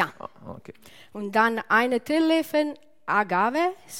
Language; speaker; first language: German; non-native, learner; Italian